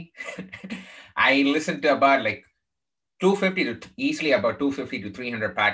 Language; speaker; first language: English; non-native, local second language; Tamil